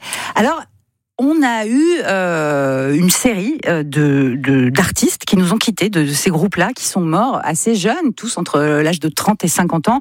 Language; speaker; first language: French; native; French